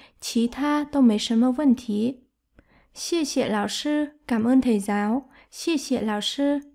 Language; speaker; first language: Chinese; non-native, fluent; Vietnamese